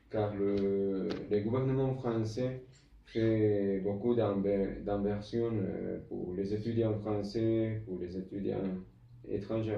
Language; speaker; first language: French; non-native, fluent; Spanish